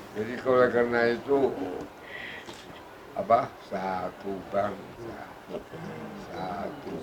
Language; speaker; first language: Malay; non-native, local second language; Javanese